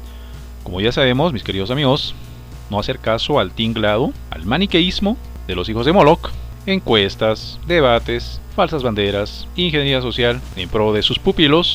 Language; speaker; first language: Spanish; native; Spanish